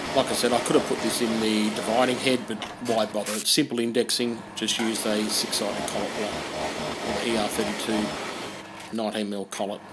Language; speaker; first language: English; native; English